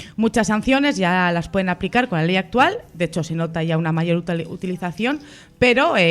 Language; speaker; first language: Spanish; native; Spanish